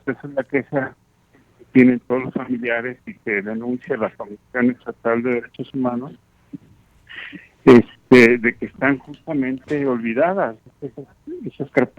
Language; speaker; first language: Spanish; native; Spanish